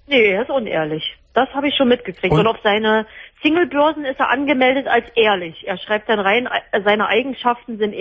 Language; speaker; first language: German; native; German